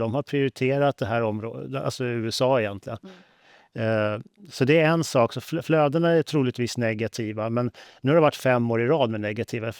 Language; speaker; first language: Swedish; native; Swedish